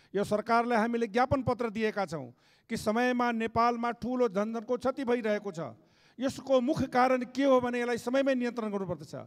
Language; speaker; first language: Nepali; non-native, local second language; Maithili